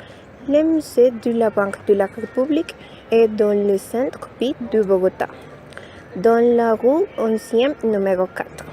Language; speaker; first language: French; non-native, learner; Spanish